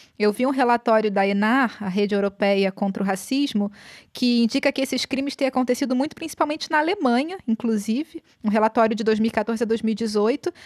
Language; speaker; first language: Portuguese; native; Portuguese